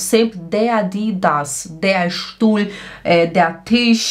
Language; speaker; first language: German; non-native, fluent; Portuguese